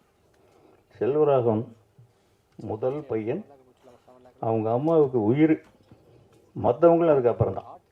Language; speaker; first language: Tamil; native; Tamil